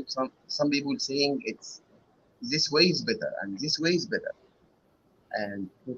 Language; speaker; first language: English; non-native, learner; Arabic